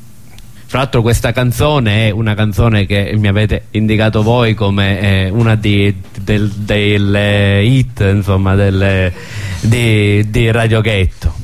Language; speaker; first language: Italian; native; Italian